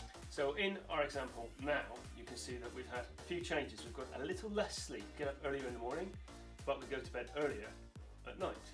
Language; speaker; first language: English; native; English